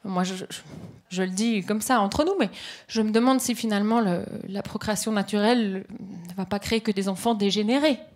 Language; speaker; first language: French; native; French